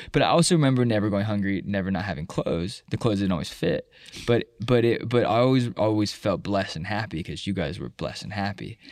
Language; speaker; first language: English; native; English